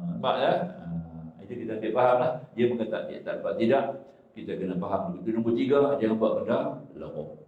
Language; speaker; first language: Malay; native; Malay